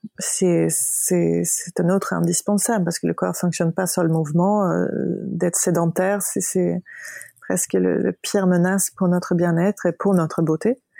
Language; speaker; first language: French; non-native, fluent; Swedish